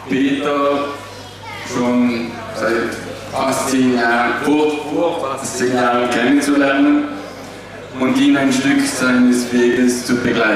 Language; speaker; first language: German; non-native, fluent; Slovenian